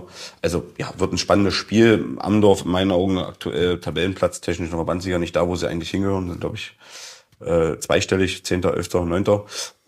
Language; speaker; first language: German; native; German